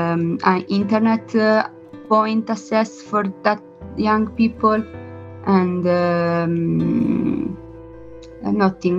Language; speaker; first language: English; non-native, learner; Italian